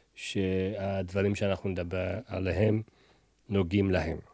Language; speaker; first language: Hebrew; early bilingual, other home language; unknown